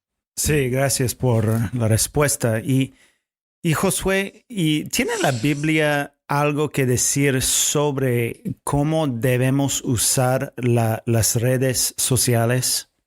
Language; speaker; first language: Spanish; non-native, fluent; English